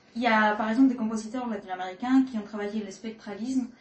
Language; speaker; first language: French; non-native, fluent; Spanish